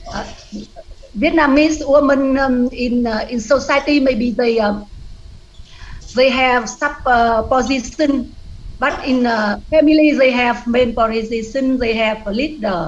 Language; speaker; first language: English; non-native, learner; Vietnamese